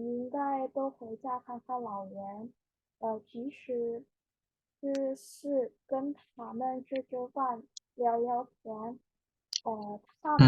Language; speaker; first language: Chinese; non-native, learner; Indonesian